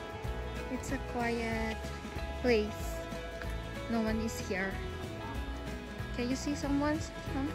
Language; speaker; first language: English; non-native, local second language; Filipino